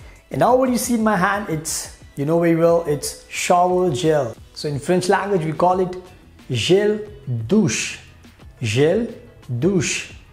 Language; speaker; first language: English; non-native, local second language; Hindi